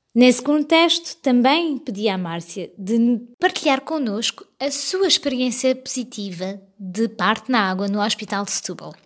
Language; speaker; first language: Portuguese; early bilingual, heritage; French